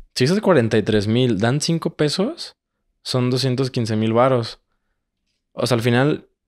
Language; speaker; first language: Spanish; native; Spanish